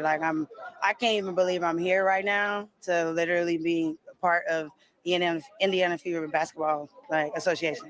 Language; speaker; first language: English; native; English